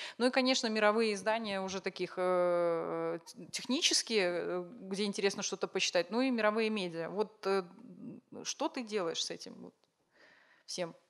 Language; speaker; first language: Russian; native; Russian